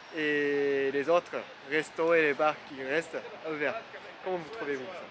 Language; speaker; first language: French; non-native, learner; Japanese